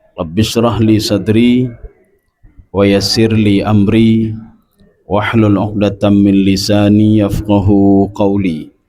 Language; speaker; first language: Malay; non-native, local second language; Achinese